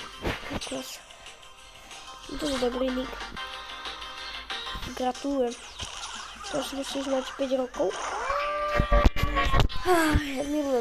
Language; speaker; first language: Polish; non-native, learner; Slovak